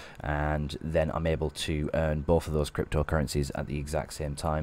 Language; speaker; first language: English; native; English